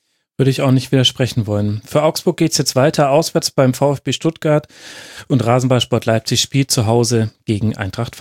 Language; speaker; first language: German; native; German